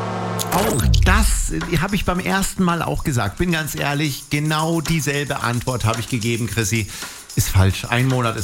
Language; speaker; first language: German; native; German